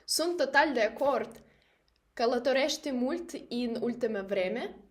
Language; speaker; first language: Romanian; non-native, learner; Russian